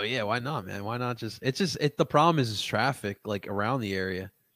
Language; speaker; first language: English; early bilingual, other home language; Spanish